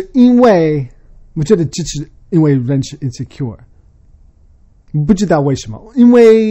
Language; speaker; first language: Chinese; early bilingual, heritage; Chinese